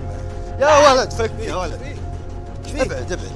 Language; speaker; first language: Arabic; native; Arabic